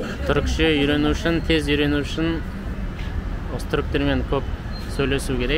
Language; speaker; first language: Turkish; non-native, learner; Kazakh